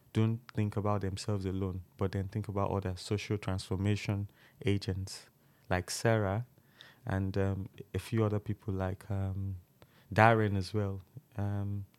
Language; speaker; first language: English; non-native, local second language; Yoruba